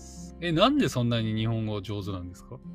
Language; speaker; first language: Japanese; native; Japanese